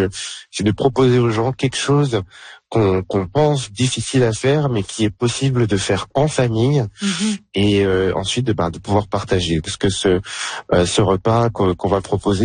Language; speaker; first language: French; native; French